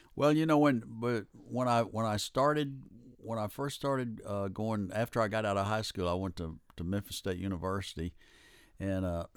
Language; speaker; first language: English; native; English